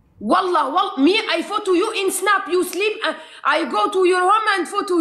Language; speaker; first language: English; non-native, learner; Arabic